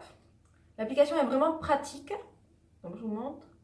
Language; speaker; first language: French; native; French